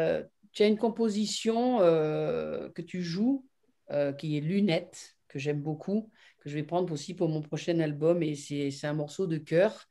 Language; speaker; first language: French; native; French